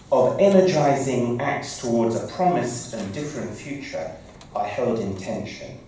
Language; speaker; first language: English; native; English